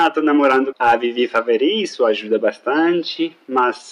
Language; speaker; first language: Portuguese; non-native, fluent; French